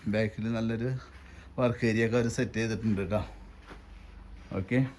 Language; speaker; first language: Malayalam; native; Malayalam